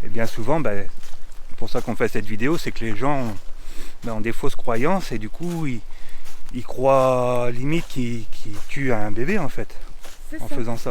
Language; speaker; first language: French; native; French